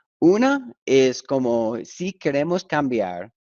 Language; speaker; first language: Spanish; non-native, fluent; English